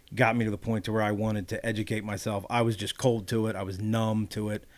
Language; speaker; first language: English; native; English